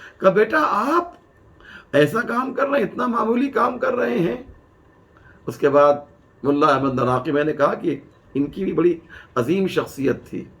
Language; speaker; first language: Urdu; native; Urdu